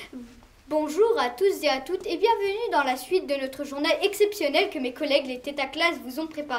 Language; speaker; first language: French; native; French